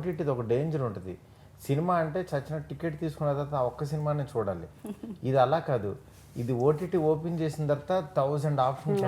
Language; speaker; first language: Telugu; native; Telugu